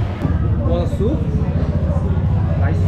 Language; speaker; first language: English; non-native, learner; Korean